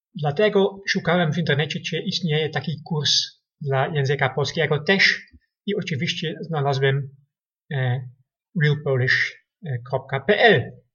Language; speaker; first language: Polish; non-native, learner; Dutch